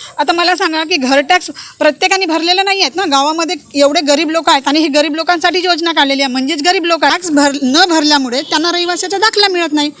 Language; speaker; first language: Marathi; native; Marathi